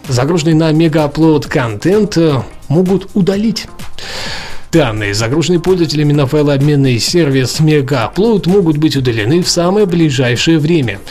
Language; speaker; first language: Russian; native; Russian